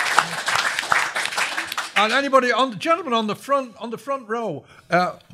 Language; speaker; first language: English; native; English